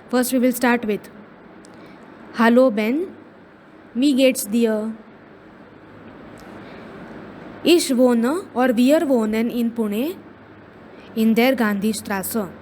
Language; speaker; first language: German; non-native, fluent; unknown